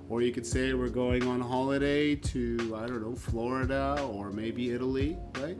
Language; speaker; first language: English; non-native, fluent; Polish